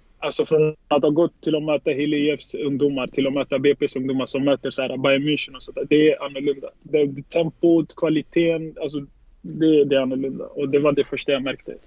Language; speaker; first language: Swedish; early bilingual, other home language; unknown